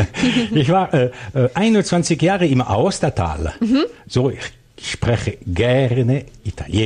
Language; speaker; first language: German; non-native, local second language; French